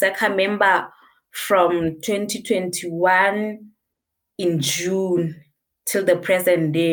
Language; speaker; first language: English; non-native, local second language; Southern Sotho